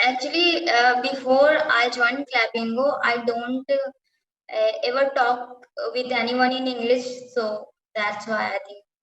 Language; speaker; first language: English; non-native, learner; Hindi